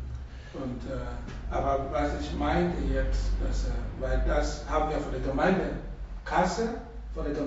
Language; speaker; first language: German; non-native, learner; Russian